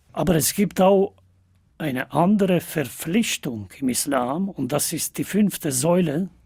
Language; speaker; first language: German; non-native, fluent; Albanian